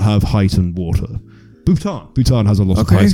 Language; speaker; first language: English; native; English